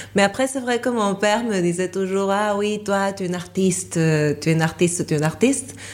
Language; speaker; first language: French; non-native, fluent; Spanish